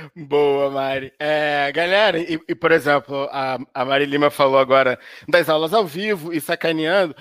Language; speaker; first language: Portuguese; native; Portuguese